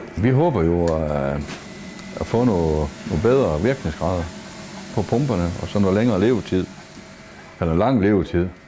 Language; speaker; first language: Danish; native; Danish